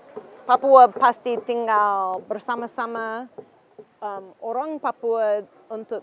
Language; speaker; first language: Indonesian; non-native, learner; English